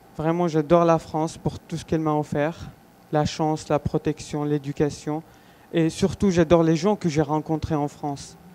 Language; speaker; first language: French; non-native, fluent; Arabic